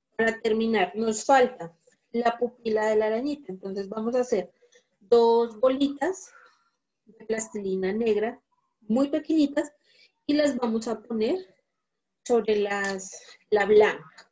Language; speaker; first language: Spanish; native; Spanish